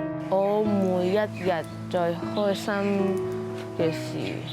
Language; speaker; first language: Cantonese; early bilingual, other home language; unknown